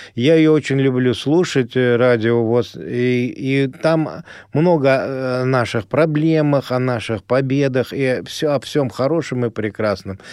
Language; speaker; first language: Russian; non-native, local second language; Azerbaijani